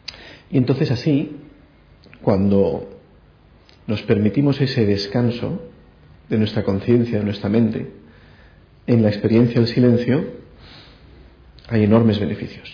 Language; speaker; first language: Spanish; native; Spanish